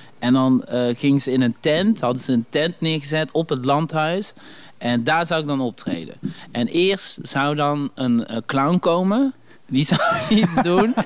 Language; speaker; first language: Dutch; early bilingual, other home language; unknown